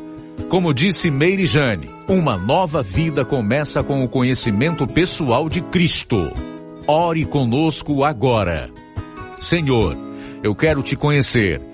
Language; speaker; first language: Portuguese; native; Portuguese